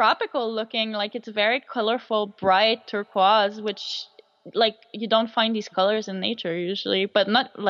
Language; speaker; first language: English; non-native, fluent; French